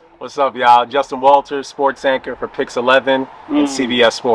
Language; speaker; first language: English; native; English